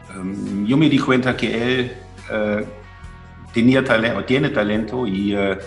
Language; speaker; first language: Spanish; non-native, fluent; German